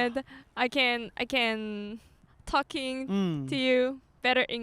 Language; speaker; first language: English; non-native, learner; Korean